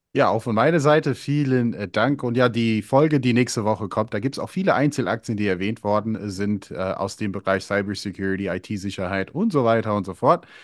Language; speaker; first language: German; early bilingual, other home language; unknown